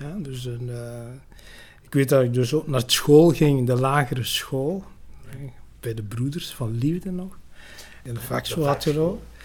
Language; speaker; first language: Dutch; early bilingual, other home language; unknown